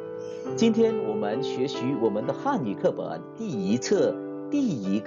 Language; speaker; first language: Chinese; non-native, fluent; Indonesian